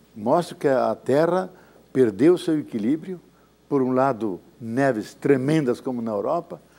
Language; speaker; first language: Portuguese; native; Portuguese